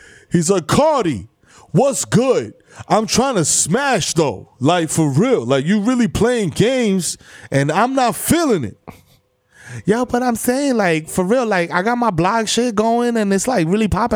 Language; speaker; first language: English; early bilingual, other home language; Spanish